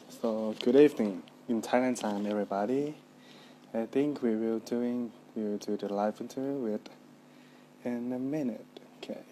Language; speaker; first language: English; non-native, fluent; Thai